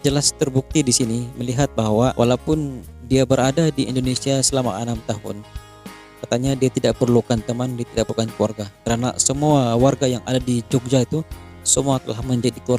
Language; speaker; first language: Malay; native; Malay